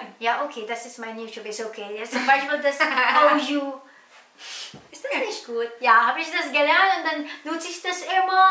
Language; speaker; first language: German; non-native, learner; Filipino